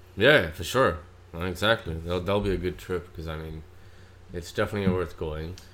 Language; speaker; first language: English; native; English